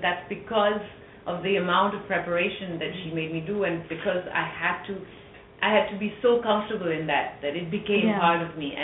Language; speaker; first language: English; non-native, local second language; French